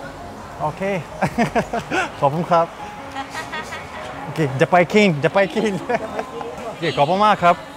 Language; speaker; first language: Thai; non-native, learner; Russian